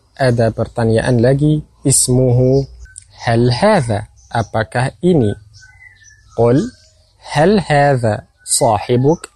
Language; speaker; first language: Indonesian; non-native, fluent; Arabic